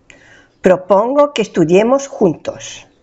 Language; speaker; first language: Spanish; non-native, fluent; French